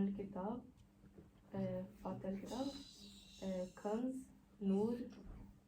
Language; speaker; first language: Norwegian; early bilingual, other home language; Urdu